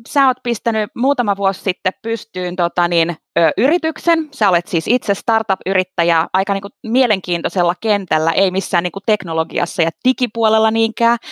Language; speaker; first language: Finnish; native; Finnish